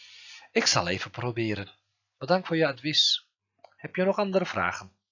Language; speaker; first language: Dutch; non-native, fluent; Turkish